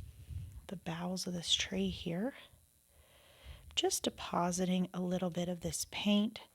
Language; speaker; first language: English; native; English